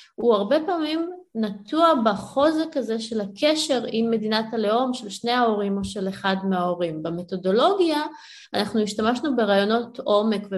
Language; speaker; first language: Hebrew; early bilingual, other home language; Ukrainian